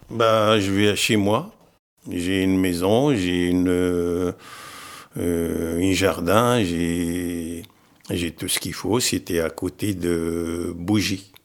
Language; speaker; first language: French; non-native, fluent; Arabic